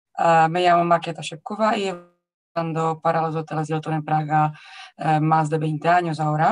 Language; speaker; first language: Spanish; non-native, fluent; Czech